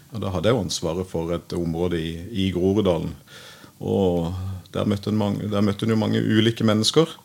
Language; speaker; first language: Norwegian; native; Norwegian